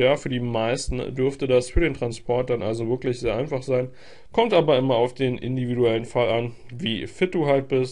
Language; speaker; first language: German; native; German